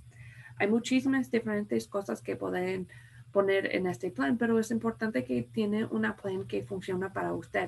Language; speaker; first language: Spanish; non-native, fluent; English